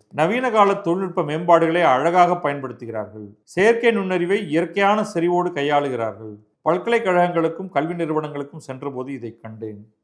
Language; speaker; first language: Tamil; native; Tamil